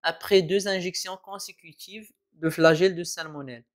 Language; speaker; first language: French; non-native, local second language; Arabic